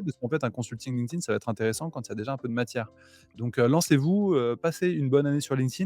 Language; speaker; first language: French; native; French